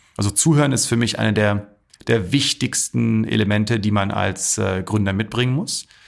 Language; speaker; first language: German; early bilingual, other home language; Arabic